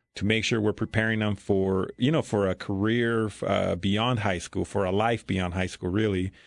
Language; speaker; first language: English; early bilingual, other home language; Spanish